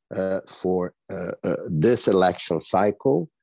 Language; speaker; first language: English; non-native, fluent; Portuguese